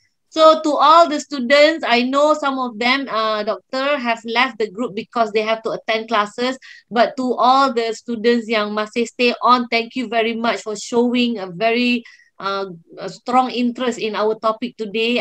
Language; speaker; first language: English; non-native, local second language; Malay